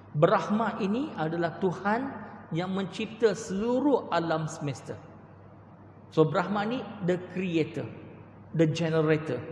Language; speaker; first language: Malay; non-native, local second language; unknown